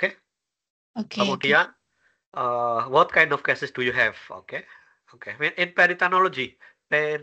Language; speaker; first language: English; non-native, learner; Indonesian